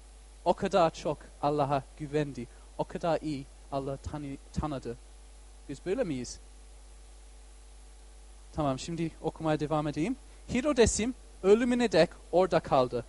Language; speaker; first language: Turkish; non-native, fluent; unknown